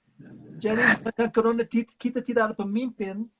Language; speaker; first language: Indonesian; non-native, fluent; English